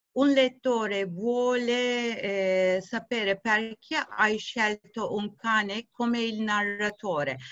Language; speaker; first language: Italian; non-native, learner; Turkish